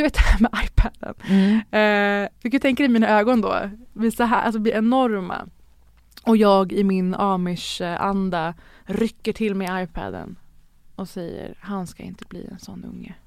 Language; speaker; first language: Swedish; native; Swedish